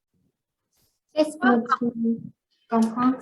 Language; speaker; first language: French; non-native, learner; Vietnamese